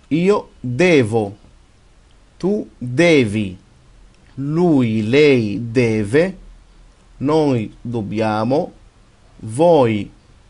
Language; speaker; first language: Italian; non-native, fluent; Arabic